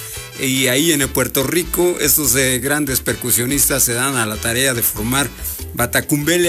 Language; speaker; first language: Spanish; native; Spanish